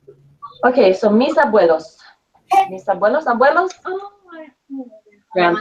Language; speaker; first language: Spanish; non-native, fluent; English